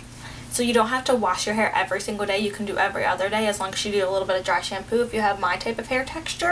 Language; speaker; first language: English; native; English